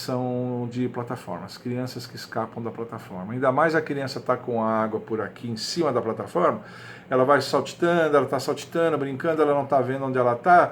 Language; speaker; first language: Portuguese; native; Portuguese